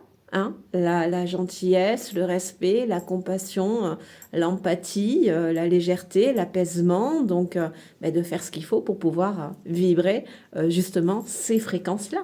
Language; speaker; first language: French; native; French